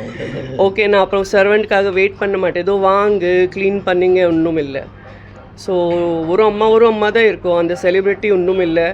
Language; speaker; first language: Tamil; non-native, local second language; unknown